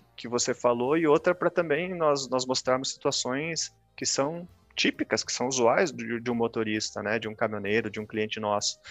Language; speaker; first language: Portuguese; native; Portuguese